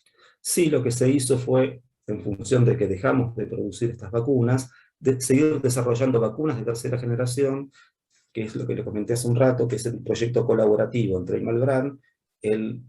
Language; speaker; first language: Spanish; native; Spanish